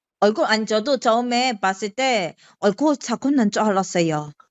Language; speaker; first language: Korean; non-native, learner; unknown